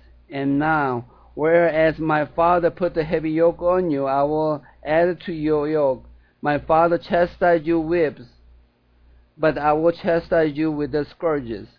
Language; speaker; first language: English; non-native, fluent; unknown